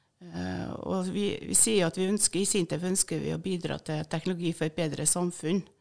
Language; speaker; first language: Norwegian; native; Norwegian